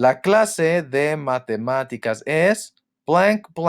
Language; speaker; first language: Spanish; non-native, fluent; English